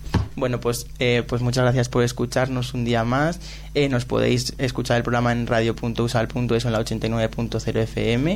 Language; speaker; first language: Spanish; native; Spanish